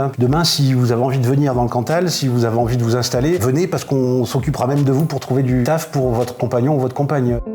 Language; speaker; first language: French; native; French